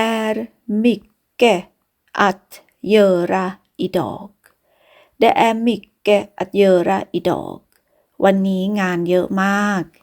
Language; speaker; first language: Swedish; non-native, fluent; Thai